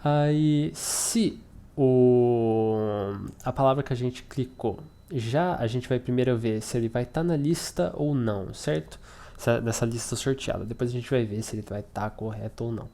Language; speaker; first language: Portuguese; native; Portuguese